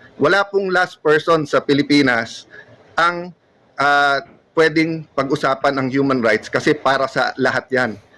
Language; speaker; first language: Filipino; native; Filipino